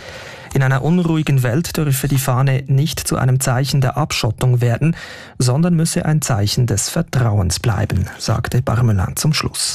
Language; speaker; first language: German; native; German